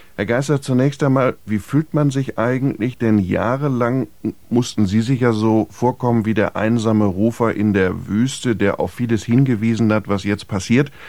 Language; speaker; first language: German; native; German